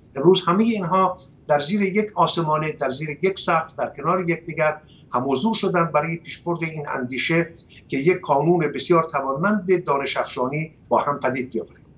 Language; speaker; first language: Persian; non-native, local second language; Assyrian Neo-Aramaic